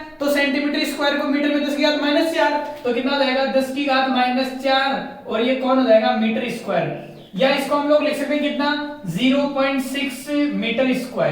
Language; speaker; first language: Hindi; native; Hindi